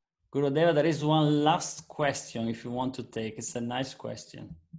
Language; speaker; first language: English; non-native, fluent; Italian